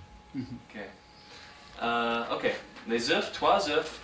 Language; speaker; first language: French; non-native, learner; English